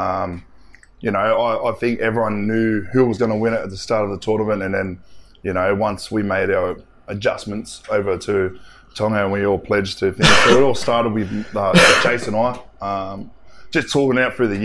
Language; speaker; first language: English; native; English